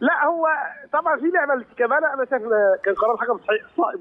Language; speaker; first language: Arabic; native; Arabic